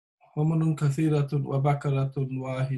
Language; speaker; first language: Arabic; non-native, learner; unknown